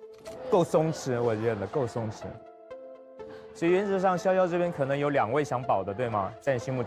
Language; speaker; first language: Chinese; native; Chinese